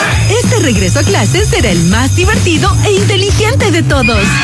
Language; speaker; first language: Spanish; native; Spanish